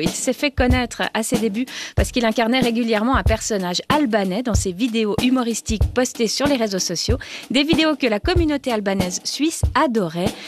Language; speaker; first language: French; native; French